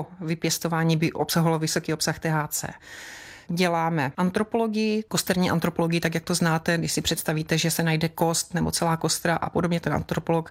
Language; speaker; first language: Czech; native; Czech